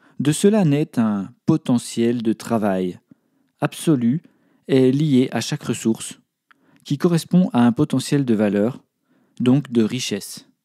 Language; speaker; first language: French; native; French